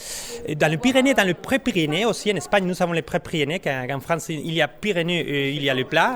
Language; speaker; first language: French; non-native, learner; Spanish